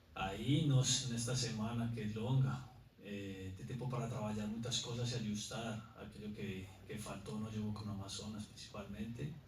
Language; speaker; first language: Portuguese; non-native, learner; Spanish